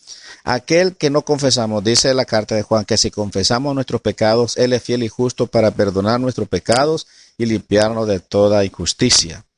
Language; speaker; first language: Spanish; native; Spanish